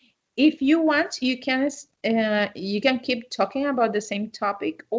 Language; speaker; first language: English; non-native, fluent; Spanish